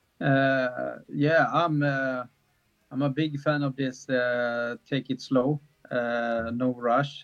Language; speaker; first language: English; non-native, fluent; Swedish